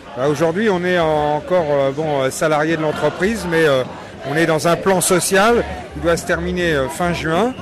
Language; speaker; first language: French; native; French